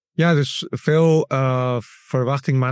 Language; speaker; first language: Dutch; non-native, learner; Spanish